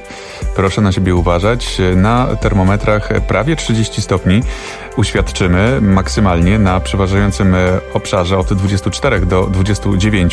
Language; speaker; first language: Polish; native; Polish